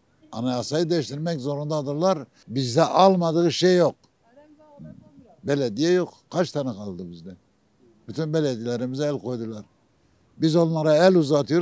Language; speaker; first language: Turkish; non-native, local second language; Kurdish